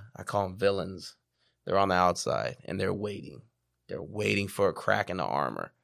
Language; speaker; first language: English; native; English